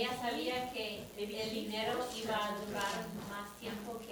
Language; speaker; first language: Spanish; non-native, fluent; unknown